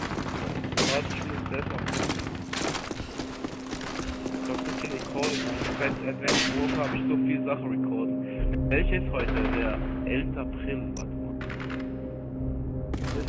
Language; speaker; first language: German; non-native, local second language; Swedish